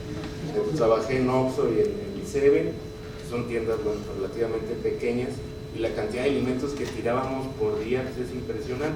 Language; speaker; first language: Spanish; native; Spanish